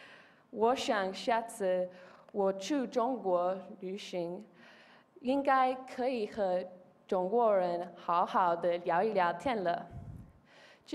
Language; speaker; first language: Chinese; non-native, learner; Polish